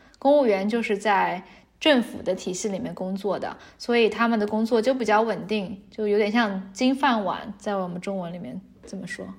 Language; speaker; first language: Chinese; native; Chinese